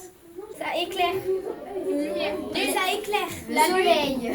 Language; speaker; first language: French; native; French